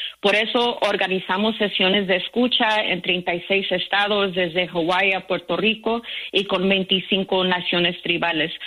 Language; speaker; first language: Spanish; early bilingual, heritage; Spanish